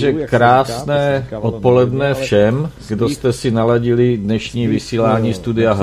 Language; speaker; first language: Czech; native; Czech